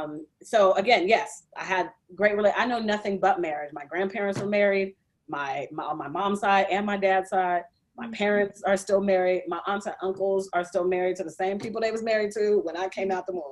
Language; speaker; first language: English; native; English